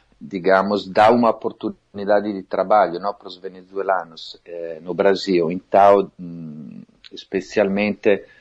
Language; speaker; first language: Portuguese; non-native, fluent; Italian